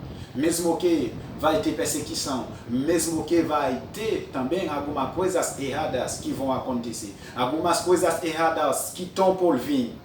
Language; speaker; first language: Portuguese; non-native, fluent; French